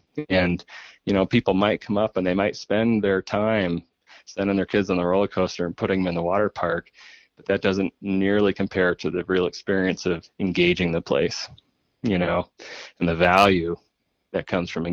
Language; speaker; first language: English; native; English